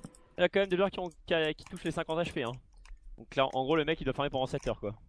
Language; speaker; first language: French; native; French